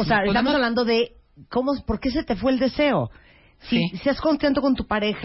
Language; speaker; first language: Spanish; native; Spanish